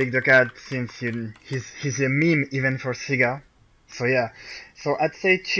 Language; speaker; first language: English; non-native, fluent; French